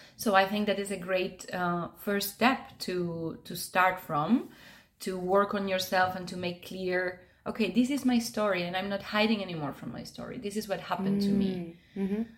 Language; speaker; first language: English; non-native, fluent; Spanish